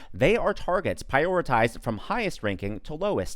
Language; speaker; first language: English; native; English